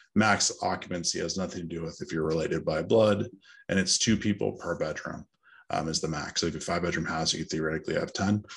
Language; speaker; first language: English; native; English